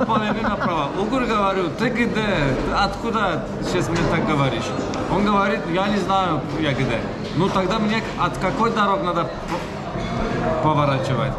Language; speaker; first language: Russian; non-native, learner; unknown